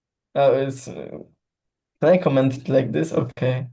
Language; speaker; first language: English; non-native, learner; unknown